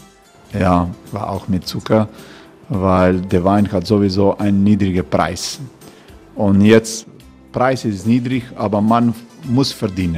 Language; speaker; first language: German; non-native, learner; Croatian